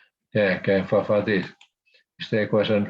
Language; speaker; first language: English; non-native, fluent; Indonesian